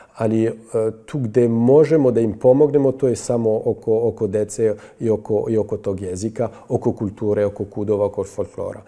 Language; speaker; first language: Bosnian; non-native, fluent; French